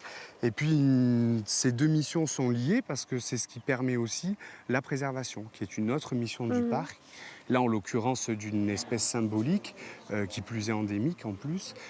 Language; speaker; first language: French; native; French